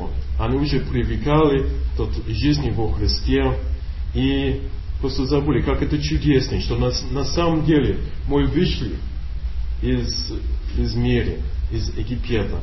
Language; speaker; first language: Russian; non-native, learner; English